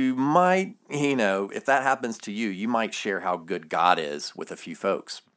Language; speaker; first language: English; native; English